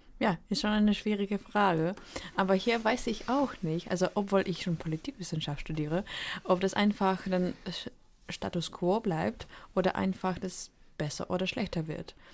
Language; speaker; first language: German; non-native, fluent; Ukrainian